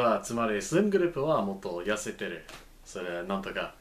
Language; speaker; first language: Japanese; non-native, fluent; English